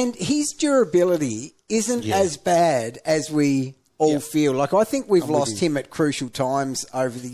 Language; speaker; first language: English; native; English